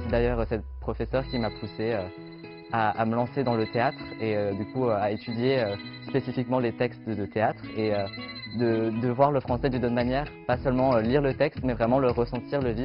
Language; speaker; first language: French; non-native, fluent; Chinese